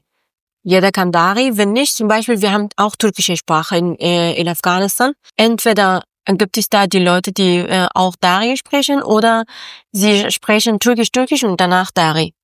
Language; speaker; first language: German; non-native, learner; Persian